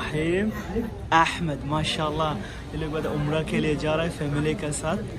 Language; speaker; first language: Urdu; non-native, learner; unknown